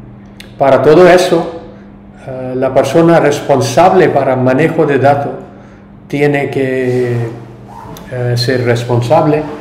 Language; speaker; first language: Spanish; non-native, learner; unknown